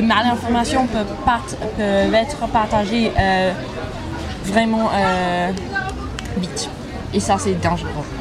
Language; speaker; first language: French; non-native, learner; English